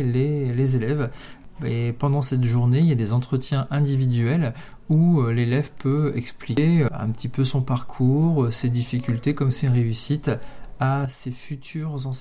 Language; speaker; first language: French; native; French